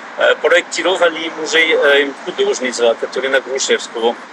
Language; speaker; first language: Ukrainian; non-native, learner; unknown